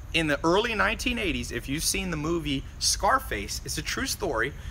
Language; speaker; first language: English; native; English